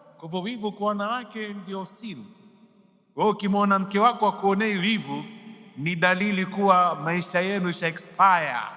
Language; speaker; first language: Swahili; native; Swahili